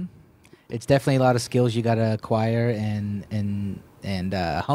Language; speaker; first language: English; native; English